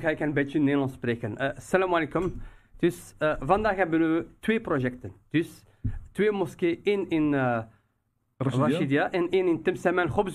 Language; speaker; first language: Dutch; non-native, local second language; Riffian